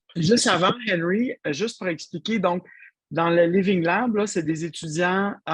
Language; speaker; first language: French; native; French